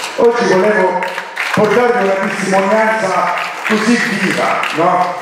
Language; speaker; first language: Italian; non-native, fluent; Arabic